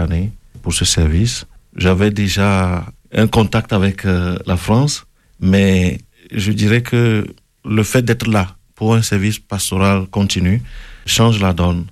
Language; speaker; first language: French; non-native, local second language; Ewe